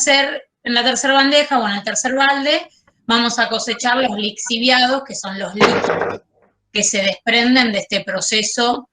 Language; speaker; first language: Spanish; native; Spanish